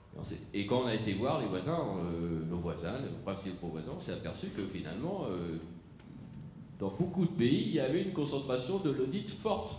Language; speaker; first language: French; native; French